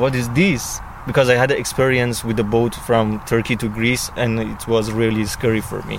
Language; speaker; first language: English; non-native, learner; Persian